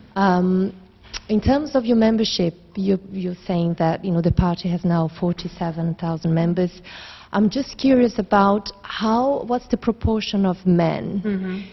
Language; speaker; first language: English; non-native, fluent; Portuguese